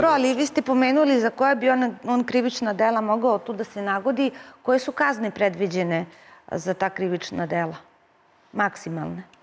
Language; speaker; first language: Serbian; native; Serbian